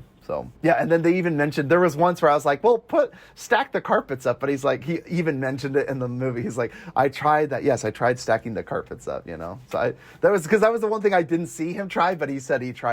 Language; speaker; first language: English; native; English